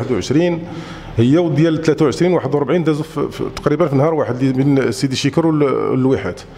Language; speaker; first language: Arabic; native; Arabic